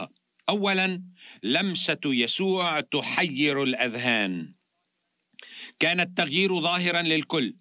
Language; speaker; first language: Arabic; native; Arabic